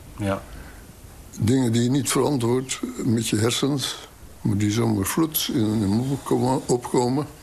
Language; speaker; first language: Dutch; native; Dutch